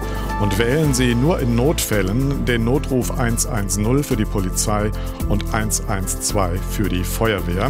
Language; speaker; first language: German; native; German